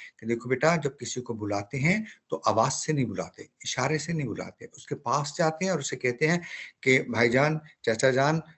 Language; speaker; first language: Urdu; native; Urdu